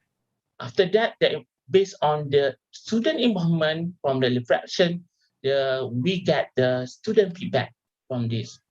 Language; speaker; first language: English; non-native, local second language; Malay